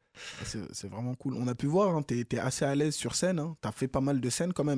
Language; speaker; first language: French; native; French